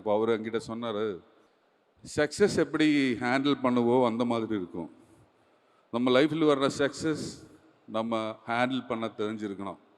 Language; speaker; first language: Tamil; non-native, learner; Malayalam